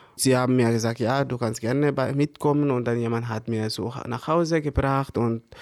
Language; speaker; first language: German; early bilingual, other home language; Arabic